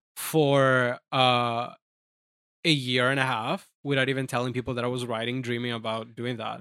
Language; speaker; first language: English; non-native, fluent; Italian